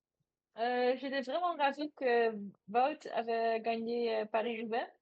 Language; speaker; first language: French; non-native, learner; Dutch